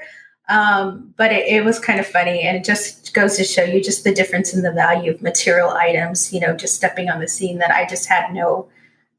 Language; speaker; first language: English; native; English